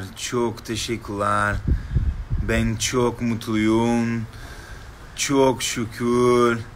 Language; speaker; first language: Turkish; non-native, learner; Portuguese